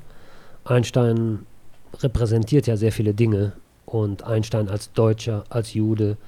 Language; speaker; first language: German; native; German